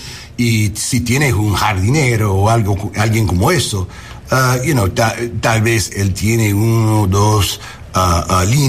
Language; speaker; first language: Spanish; early bilingual, heritage; English